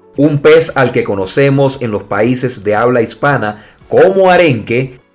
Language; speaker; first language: Spanish; native; Spanish